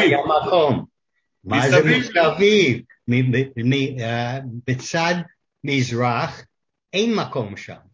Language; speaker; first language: Hebrew; non-native, fluent; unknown